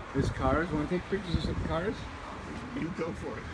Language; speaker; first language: English; native; English